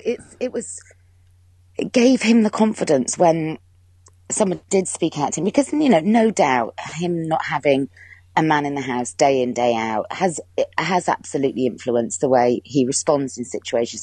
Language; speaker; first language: English; native; English